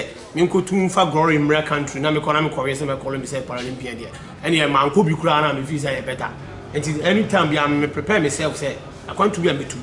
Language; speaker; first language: English; non-native, local second language; Akan